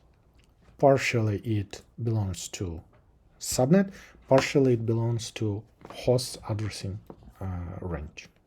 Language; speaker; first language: English; non-native, fluent; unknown